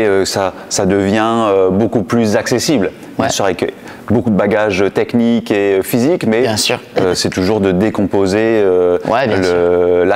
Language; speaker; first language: French; native; French